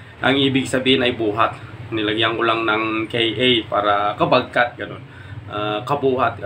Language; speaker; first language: Filipino; non-native, local second language; Iloko